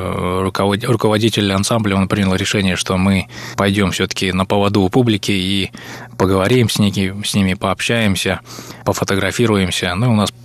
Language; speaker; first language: Russian; native; Russian